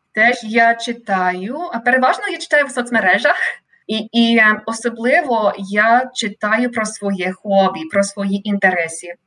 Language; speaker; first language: Ukrainian; non-native, fluent; English